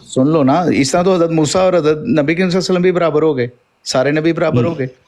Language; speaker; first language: Urdu; non-native, local second language; Punjabi